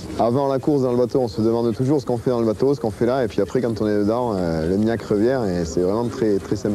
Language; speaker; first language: French; native; French